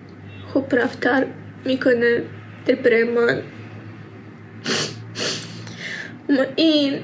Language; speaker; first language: Persian; early bilingual, heritage; Persian